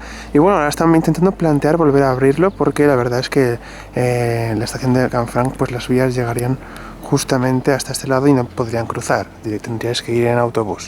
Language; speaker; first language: Spanish; native; Spanish